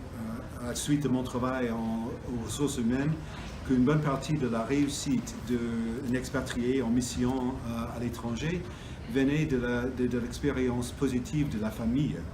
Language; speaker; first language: French; non-native, fluent; English